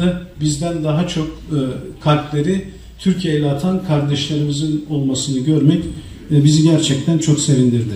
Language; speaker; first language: Turkish; native; Turkish